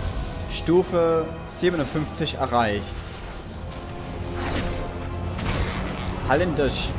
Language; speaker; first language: German; native; German